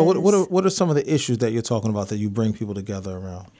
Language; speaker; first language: English; native; English